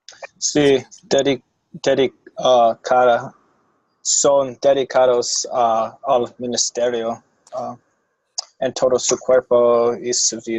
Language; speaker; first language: Spanish; non-native, fluent; English